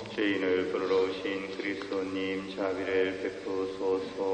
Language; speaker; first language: Korean; native; Korean